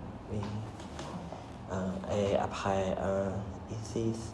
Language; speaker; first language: French; non-native, learner; Khmer